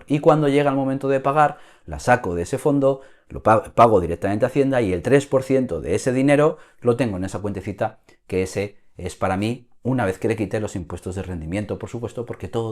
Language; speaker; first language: Spanish; native; Spanish